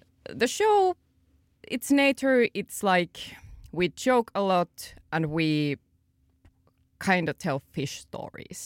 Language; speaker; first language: English; non-native, fluent; Finnish